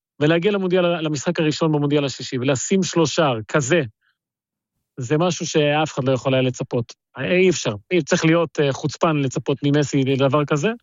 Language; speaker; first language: Hebrew; early bilingual, other home language; Spanish